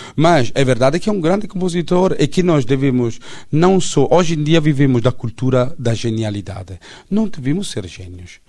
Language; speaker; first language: Portuguese; non-native, fluent; Italian